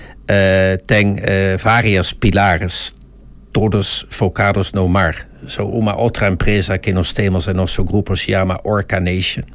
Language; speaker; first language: Portuguese; non-native, fluent; Dutch